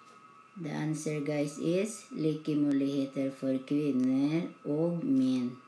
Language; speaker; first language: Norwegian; non-native, learner; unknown